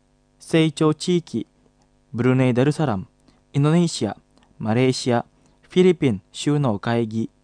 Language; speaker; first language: Japanese; non-native, fluent; Indonesian